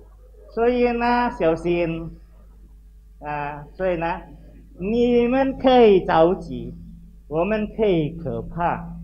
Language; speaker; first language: Chinese; non-native, local second language; Indonesian